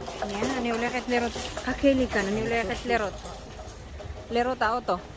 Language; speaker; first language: Hebrew; non-native, local second language; Arabic